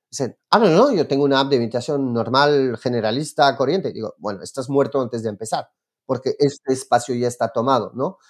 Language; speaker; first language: Spanish; non-native, fluent; French